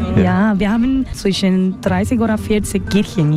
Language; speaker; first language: German; non-native, learner; Spanish